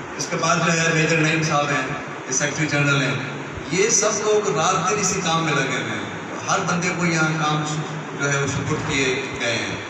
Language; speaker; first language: Urdu; non-native, local second language; Sindhi